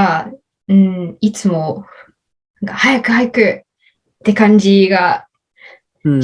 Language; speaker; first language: Japanese; non-native, learner; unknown